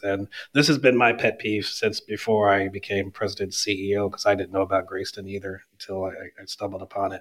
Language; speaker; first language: English; native; English